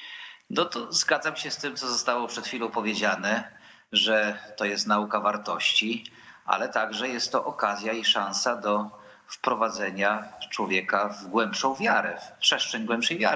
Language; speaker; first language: Polish; native; Polish